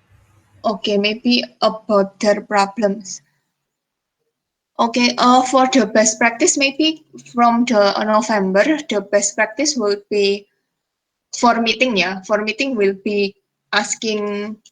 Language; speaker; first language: English; non-native, fluent; Indonesian